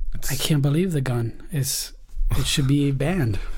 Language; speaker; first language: English; early bilingual, other home language; Spanish